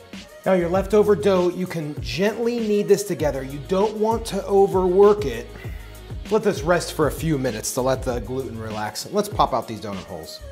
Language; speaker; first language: English; native; English